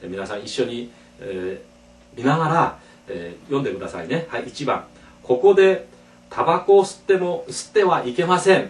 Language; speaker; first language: Japanese; non-native, fluent; Korean